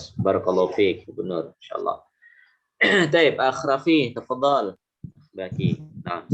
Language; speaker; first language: Arabic; non-native, fluent; Indonesian